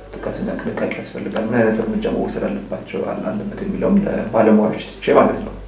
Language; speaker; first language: Amharic; native; Amharic